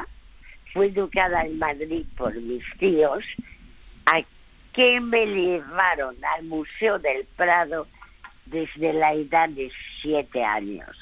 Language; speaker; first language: Spanish; early bilingual, other home language; French